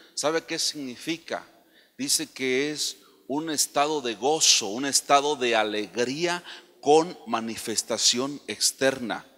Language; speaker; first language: Spanish; native; Spanish